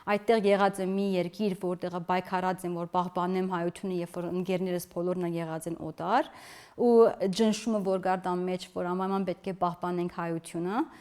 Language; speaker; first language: Armenian; early bilingual, heritage; Armenian